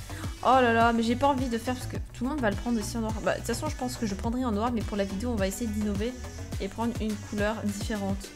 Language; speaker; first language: French; native; French